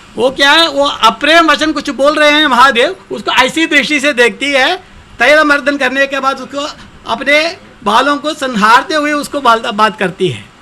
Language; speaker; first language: Hindi; non-native, local second language; Tamil